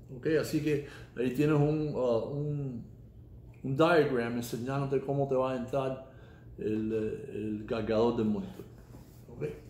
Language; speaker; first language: Spanish; early bilingual, heritage; Spanish